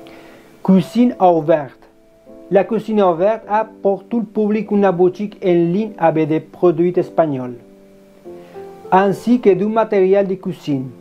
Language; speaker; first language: French; non-native, learner; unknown